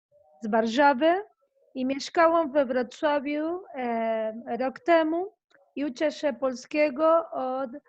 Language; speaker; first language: Polish; non-native, fluent; Spanish